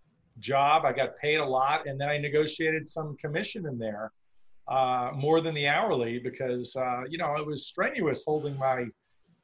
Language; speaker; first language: English; native; English